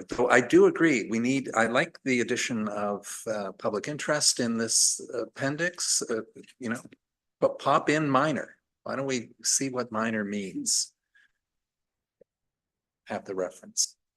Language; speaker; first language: English; native; English